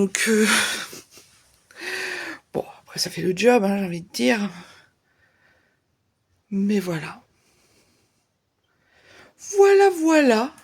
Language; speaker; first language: French; native; French